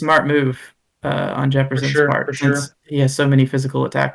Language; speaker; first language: English; native; English